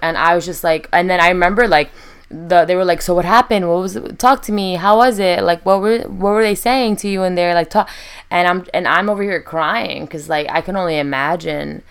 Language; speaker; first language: English; early bilingual, other home language; Spanish